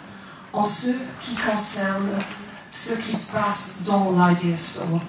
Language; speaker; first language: French; non-native, fluent; English